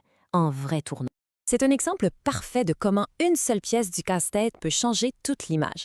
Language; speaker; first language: French; native; French